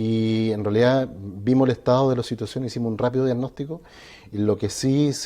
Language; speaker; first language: Spanish; native; Spanish